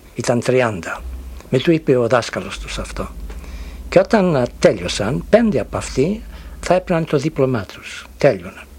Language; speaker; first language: Greek; early bilingual, heritage; Greek